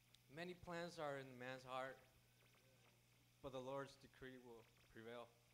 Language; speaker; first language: English; early bilingual, other home language; Spanish